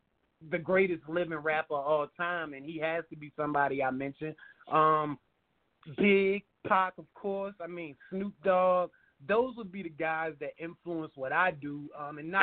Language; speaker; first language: English; native; English